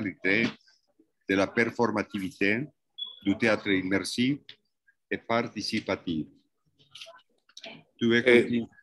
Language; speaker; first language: French; non-native, fluent; Spanish